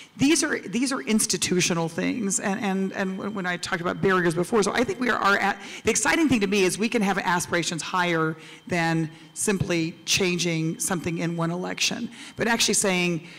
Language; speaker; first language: English; native; English